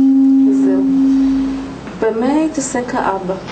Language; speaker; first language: Hebrew; native; Hebrew